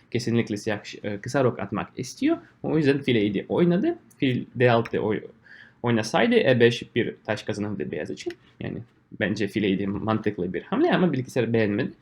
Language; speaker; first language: Turkish; non-native, fluent; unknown